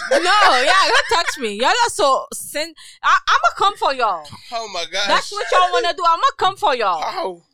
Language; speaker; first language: English; non-native, fluent; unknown